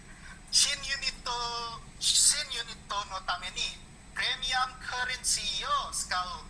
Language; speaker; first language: Japanese; non-native, learner; Indonesian